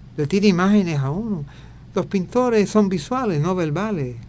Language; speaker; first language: Spanish; early bilingual, heritage; Spanish